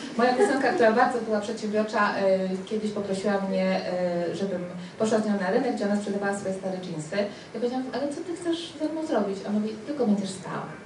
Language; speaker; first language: Polish; early bilingual, heritage; Spanish